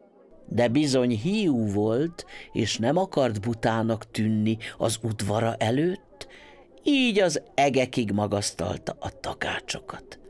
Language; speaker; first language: Hungarian; native; Hungarian